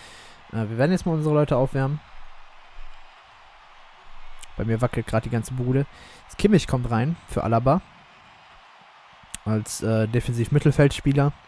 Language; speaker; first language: German; native; German